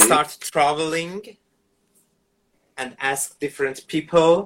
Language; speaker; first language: English; non-native, fluent; Persian